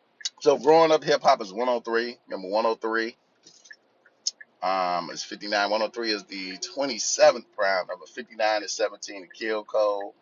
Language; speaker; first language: English; native; English